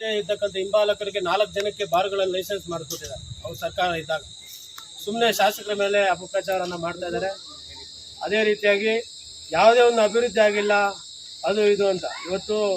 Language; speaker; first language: Kannada; native; Kannada